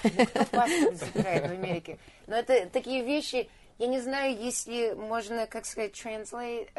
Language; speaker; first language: Russian; early bilingual, heritage; Russian